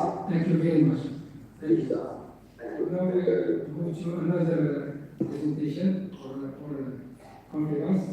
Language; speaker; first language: English; non-native, fluent; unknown